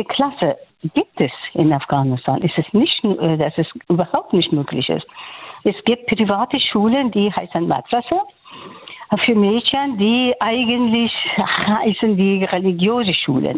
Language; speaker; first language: German; non-native, fluent; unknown